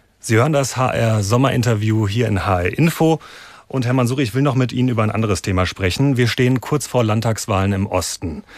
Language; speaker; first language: German; native; German